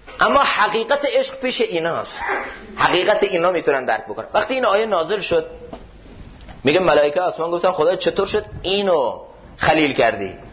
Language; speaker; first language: Persian; native; Persian